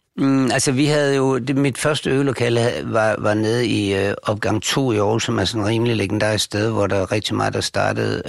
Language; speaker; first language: Danish; native; Danish